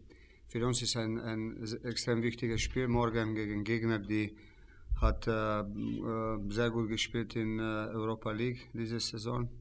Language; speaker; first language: German; non-native, fluent; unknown